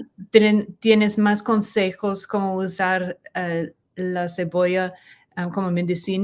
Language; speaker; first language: Spanish; non-native, learner; English